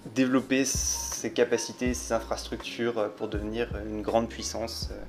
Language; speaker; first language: French; native; French